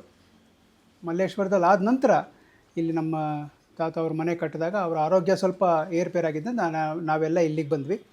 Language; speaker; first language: Kannada; native; Kannada